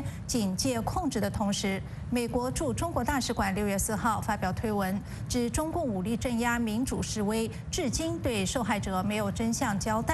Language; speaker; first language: Chinese; native; Chinese